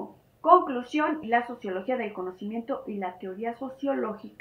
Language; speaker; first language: Spanish; native; Spanish